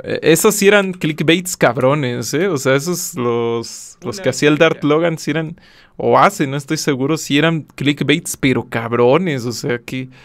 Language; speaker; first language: Spanish; native; Spanish